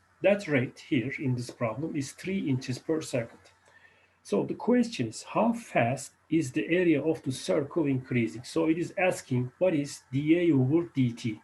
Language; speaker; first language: English; non-native, fluent; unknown